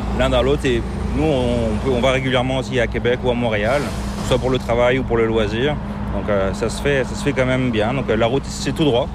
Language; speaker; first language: French; native; French